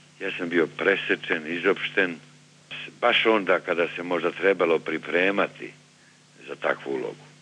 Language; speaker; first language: Serbian; native; Serbian